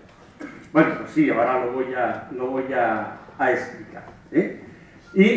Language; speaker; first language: Spanish; native; Spanish